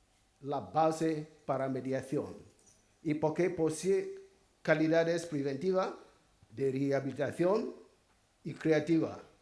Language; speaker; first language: Spanish; non-native, fluent; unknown